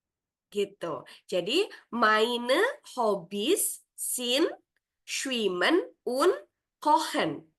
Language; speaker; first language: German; non-native, fluent; Indonesian